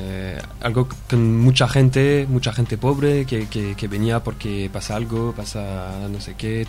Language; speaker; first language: Spanish; non-native, fluent; French